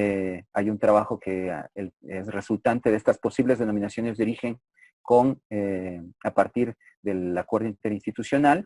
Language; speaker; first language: Spanish; native; Spanish